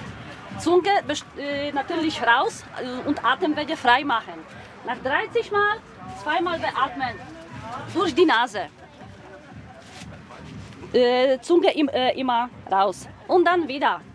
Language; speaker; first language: German; non-native, learner; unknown